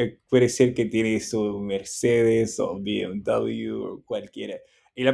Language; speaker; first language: Spanish; non-native, fluent; English